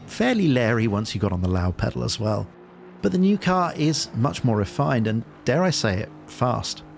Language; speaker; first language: English; native; English